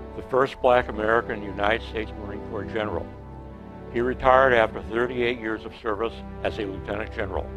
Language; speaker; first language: English; native; English